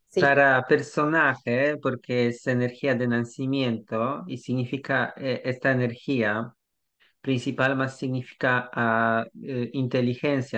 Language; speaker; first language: Spanish; non-native, learner; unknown